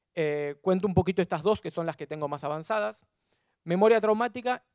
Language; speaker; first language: Spanish; native; Spanish